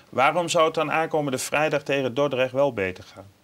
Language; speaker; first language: Dutch; native; Dutch